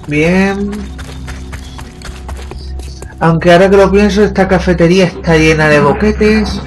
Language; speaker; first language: Spanish; native; Spanish